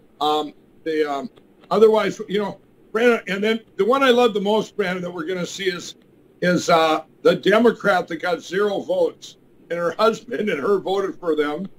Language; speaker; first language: English; native; English